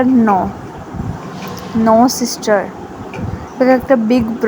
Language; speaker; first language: English; non-native, learner; Urdu